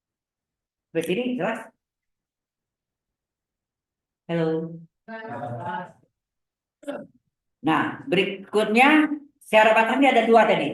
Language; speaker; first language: Indonesian; native; Indonesian